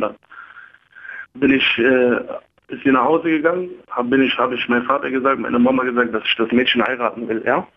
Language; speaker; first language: German; early bilingual, other home language; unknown